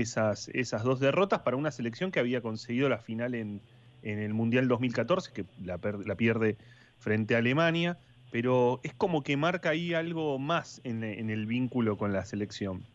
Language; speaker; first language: Spanish; native; Spanish